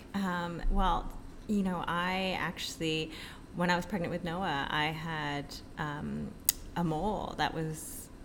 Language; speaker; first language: English; early bilingual, other home language; Filipino